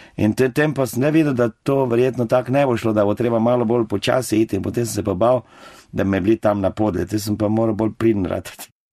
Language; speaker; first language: Slovenian; native; Slovenian